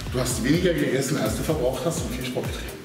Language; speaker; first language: German; native; German